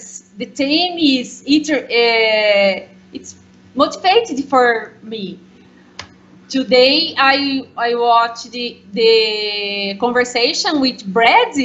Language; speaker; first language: English; non-native, learner; Portuguese